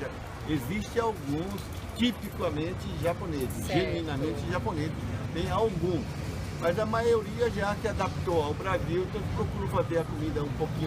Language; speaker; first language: Portuguese; early bilingual, other home language; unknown